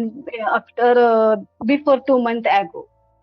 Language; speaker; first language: English; non-native, learner; Hindi